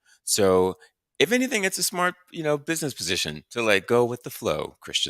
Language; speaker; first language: English; native; English